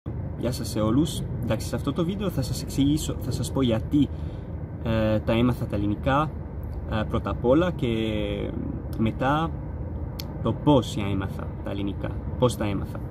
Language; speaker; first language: Greek; non-native, fluent; Arabic